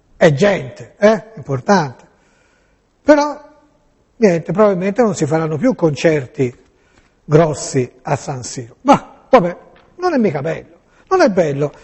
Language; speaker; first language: Italian; native; Italian